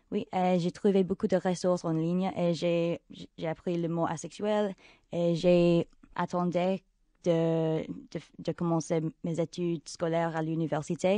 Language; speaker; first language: French; non-native, local second language; English